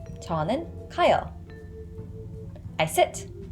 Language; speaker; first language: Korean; non-native, fluent; English